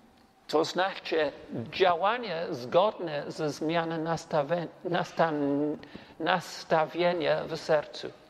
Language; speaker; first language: Polish; non-native, learner; English